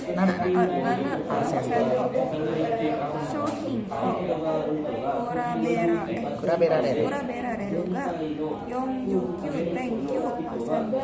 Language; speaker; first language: Japanese; non-native, learner; Indonesian